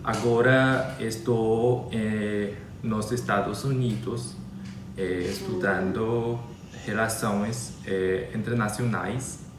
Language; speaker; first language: Portuguese; non-native, learner; Chinese